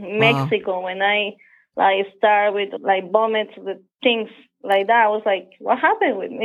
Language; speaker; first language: English; non-native, learner; Spanish